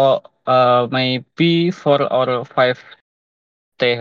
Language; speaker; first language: English; non-native, learner; Indonesian